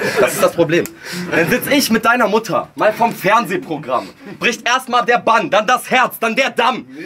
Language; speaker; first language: German; early bilingual, other home language; Russian